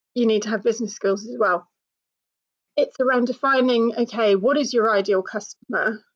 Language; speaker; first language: English; native; English